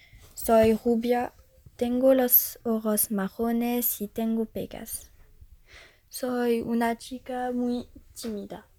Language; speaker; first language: Spanish; non-native, learner; French